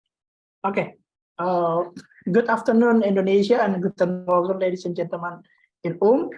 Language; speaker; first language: English; non-native, learner; Indonesian